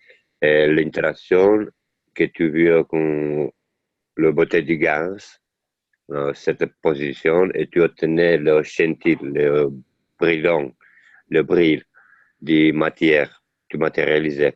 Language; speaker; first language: French; non-native, learner; Italian